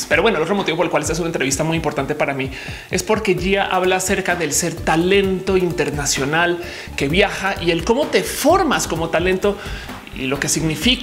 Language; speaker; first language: Spanish; native; Spanish